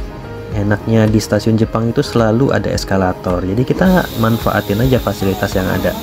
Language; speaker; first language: Indonesian; native; Indonesian